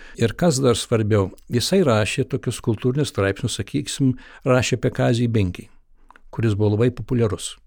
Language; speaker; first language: Lithuanian; early bilingual, heritage; Lithuanian